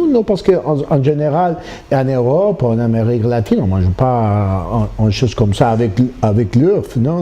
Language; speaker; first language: French; non-native, fluent; Spanish